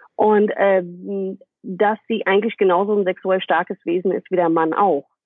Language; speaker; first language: German; non-native, fluent; English